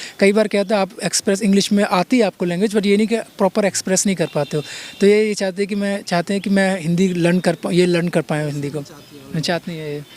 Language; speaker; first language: Hindi; native; Hindi